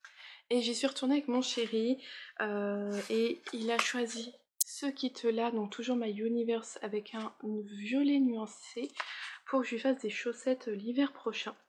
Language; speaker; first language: French; native; French